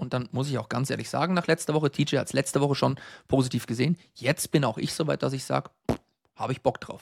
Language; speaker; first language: German; native; German